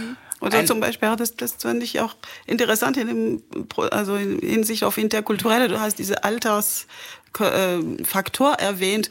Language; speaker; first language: German; non-native, fluent; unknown